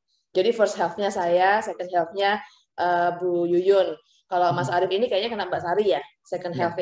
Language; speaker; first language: Indonesian; native; Indonesian